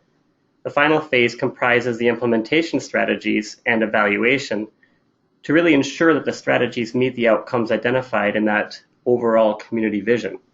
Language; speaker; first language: English; native; English